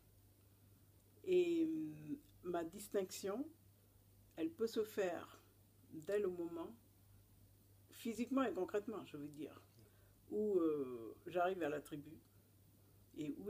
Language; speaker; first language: French; non-native, local second language; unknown